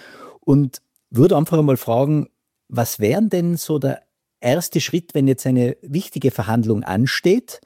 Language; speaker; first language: German; native; German